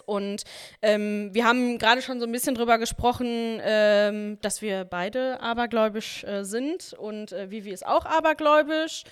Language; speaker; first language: German; native; German